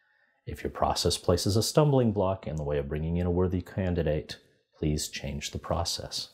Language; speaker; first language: English; native; English